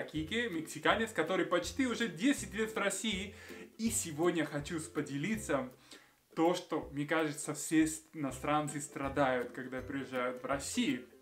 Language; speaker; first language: Russian; non-native, fluent; Spanish